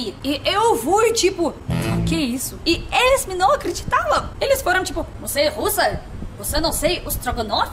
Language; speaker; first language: Portuguese; non-native, learner; Russian